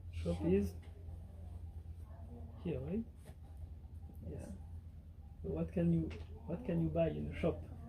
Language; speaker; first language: English; non-native, learner; French